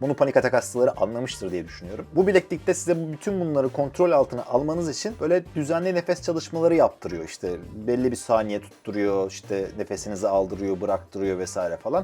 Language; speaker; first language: Turkish; native; Turkish